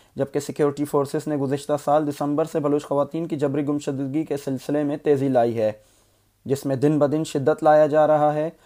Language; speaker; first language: Urdu; non-native, local second language; Baluchi